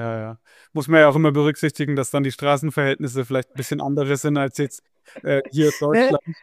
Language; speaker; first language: German; native; German